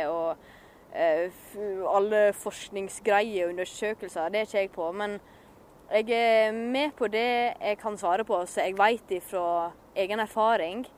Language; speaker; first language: Norwegian; native; Norwegian